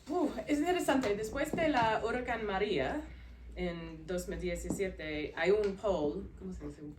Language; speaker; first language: Spanish; non-native, learner; English